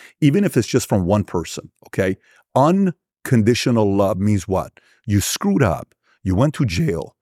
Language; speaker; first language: English; early bilingual, other home language; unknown